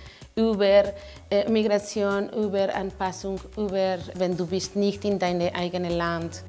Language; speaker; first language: German; non-native, learner; English